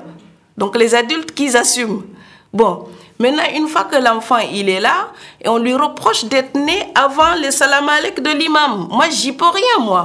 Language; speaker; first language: French; non-native, local second language; Serer